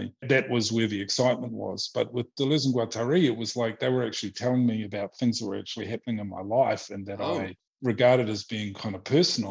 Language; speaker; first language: English; native; English